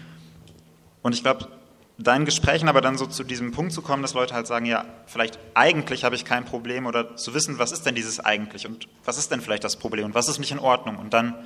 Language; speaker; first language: German; native; German